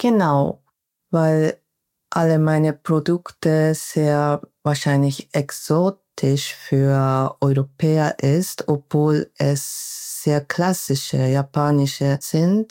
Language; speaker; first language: German; non-native, fluent; Japanese